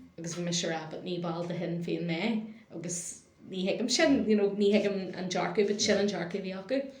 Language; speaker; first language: Irish; non-native, local second language; English